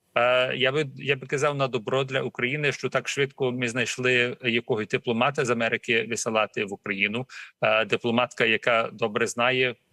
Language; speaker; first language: Ukrainian; early bilingual, heritage; Ukrainian